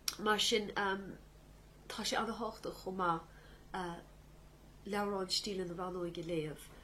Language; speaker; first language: Irish; native; Irish